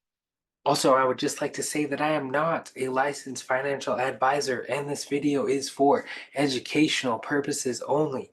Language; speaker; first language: English; native; English